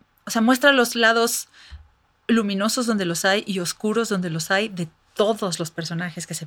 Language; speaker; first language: Spanish; native; Spanish